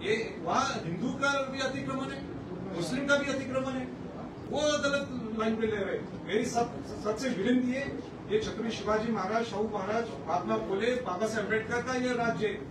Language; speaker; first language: Hindi; non-native, local second language; Marathi